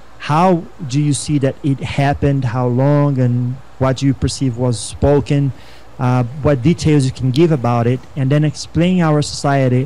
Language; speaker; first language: English; non-native, fluent; Portuguese